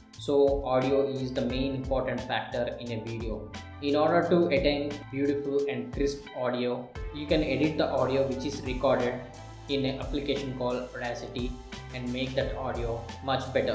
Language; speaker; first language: English; non-native, local second language; Telugu